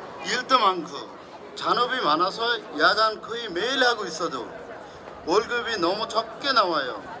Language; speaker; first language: Korean; non-native, fluent; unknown